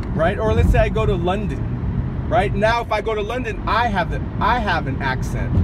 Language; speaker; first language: English; native; English